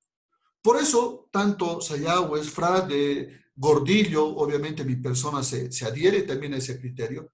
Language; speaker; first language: Spanish; native; Spanish